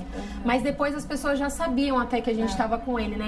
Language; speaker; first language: Portuguese; native; Portuguese